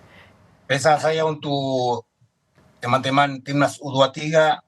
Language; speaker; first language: Indonesian; non-native, fluent; Spanish